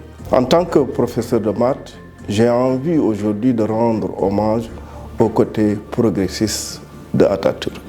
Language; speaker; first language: French; non-native, local second language; Wolof